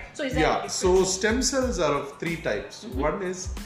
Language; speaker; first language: English; non-native, local second language; Tamil